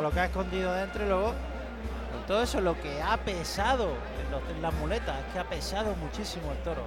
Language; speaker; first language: Spanish; native; Spanish